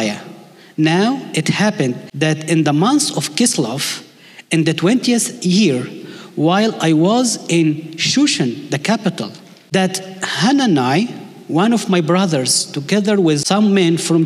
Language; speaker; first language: English; non-native, fluent; Arabic